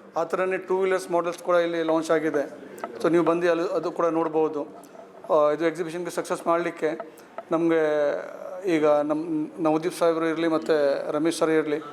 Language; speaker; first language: Kannada; non-native, local second language; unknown